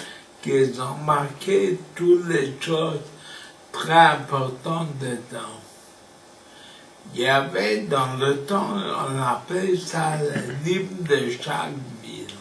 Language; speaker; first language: French; non-native, fluent; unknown